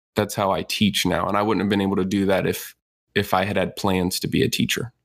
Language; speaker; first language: English; native; English